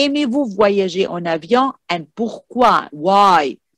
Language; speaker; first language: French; non-native, fluent; Arabic